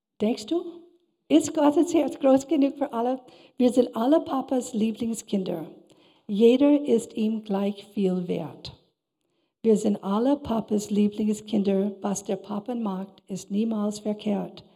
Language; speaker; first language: German; non-native, fluent; English